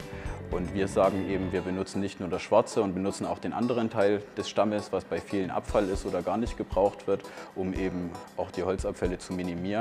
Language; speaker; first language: German; native; German